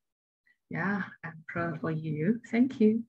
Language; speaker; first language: English; non-native, learner; Chinese